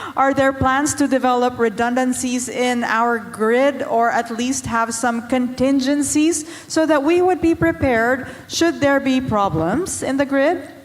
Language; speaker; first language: English; non-native, local second language; Filipino